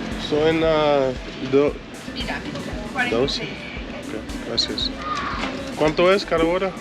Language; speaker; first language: Spanish; non-native, learner; English